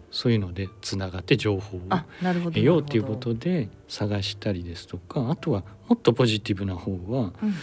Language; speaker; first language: Japanese; native; Japanese